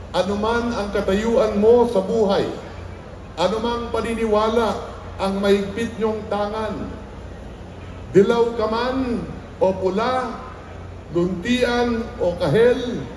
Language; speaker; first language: Filipino; native; Filipino